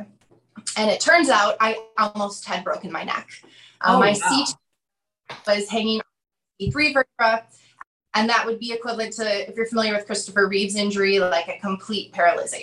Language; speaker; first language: English; native; English